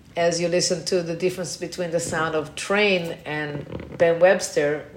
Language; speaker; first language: English; non-native, fluent; Hebrew